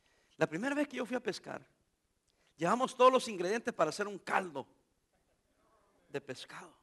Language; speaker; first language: Spanish; native; Spanish